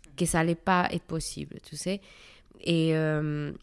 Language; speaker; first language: French; non-native, fluent; Spanish